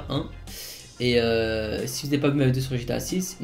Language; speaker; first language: French; native; French